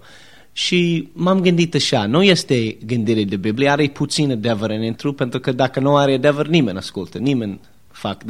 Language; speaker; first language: Romanian; non-native, learner; English